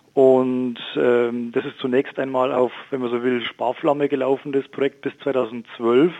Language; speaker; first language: German; native; German